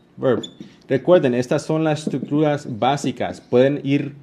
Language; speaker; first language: Spanish; early bilingual, heritage; Spanish